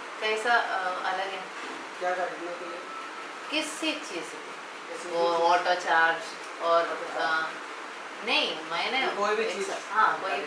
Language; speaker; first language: Hindi; non-native, local second language; Malayalam